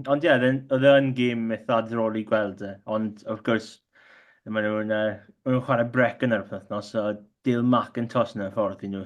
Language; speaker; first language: Welsh; non-native, local second language; English